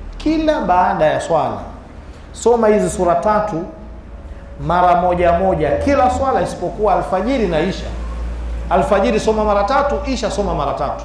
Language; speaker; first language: Swahili; native; Swahili